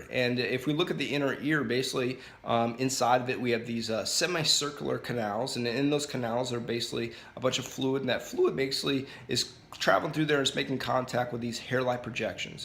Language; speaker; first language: English; native; English